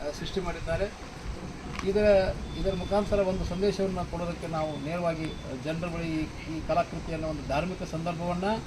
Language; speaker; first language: Kannada; native; Kannada